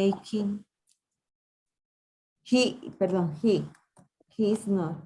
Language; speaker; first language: English; non-native, learner; Spanish